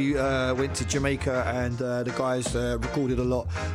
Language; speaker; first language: English; native; English